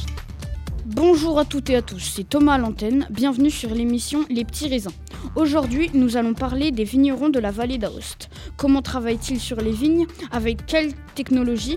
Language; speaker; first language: French; native; French